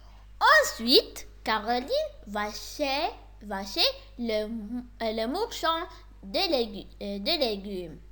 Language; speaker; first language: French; non-native, local second language; Arabic